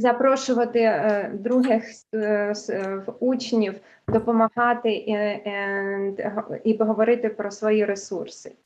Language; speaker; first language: Ukrainian; early bilingual, heritage; English